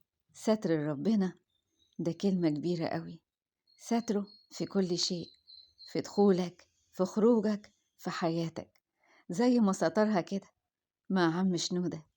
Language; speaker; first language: Arabic; native; Arabic